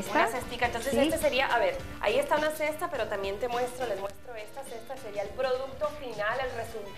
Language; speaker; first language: Spanish; native; Spanish